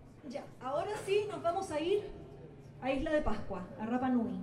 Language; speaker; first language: Spanish; native; Spanish